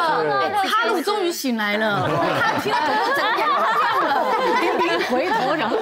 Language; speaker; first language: Chinese; native; Chinese